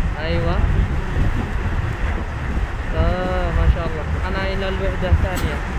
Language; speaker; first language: Arabic; non-native, learner; Indonesian